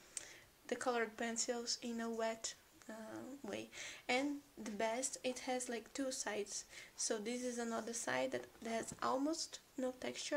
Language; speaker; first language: English; non-native, fluent; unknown